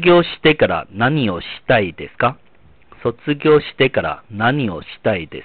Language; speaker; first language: Japanese; non-native, fluent; Chinese